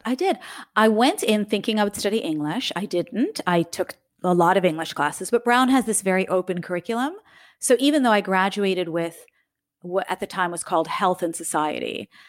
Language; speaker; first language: English; native; English